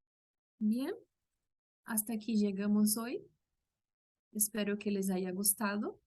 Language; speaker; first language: Spanish; non-native, local second language; Portuguese